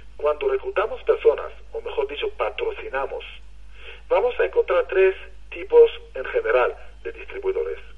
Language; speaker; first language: Spanish; non-native, fluent; Hebrew